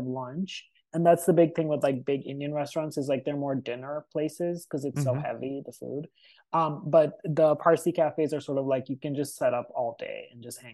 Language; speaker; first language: English; non-native, local second language; Hindi